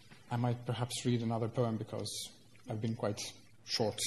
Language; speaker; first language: English; non-native, fluent; Croatian